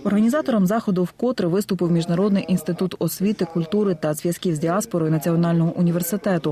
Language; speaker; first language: Ukrainian; native; Ukrainian